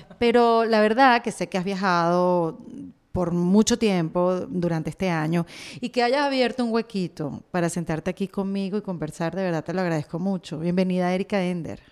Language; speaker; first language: Spanish; native; Spanish